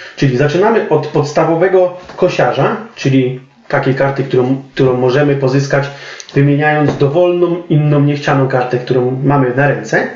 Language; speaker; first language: Polish; native; Polish